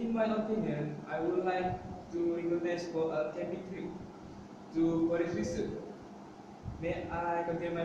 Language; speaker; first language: English; non-native, learner; Malay